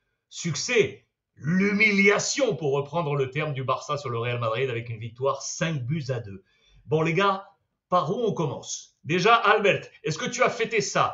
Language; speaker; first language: French; native; French